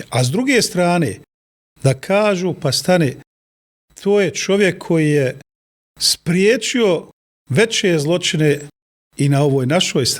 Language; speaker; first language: Bosnian; native; Bosnian